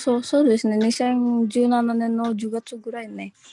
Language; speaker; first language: Japanese; non-native, fluent; Indonesian